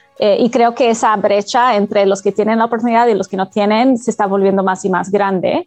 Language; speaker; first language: Spanish; non-native, fluent; English